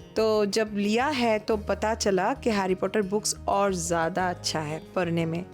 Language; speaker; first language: Hindi; non-native, local second language; Bangla